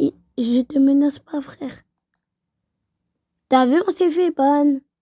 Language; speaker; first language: French; native; French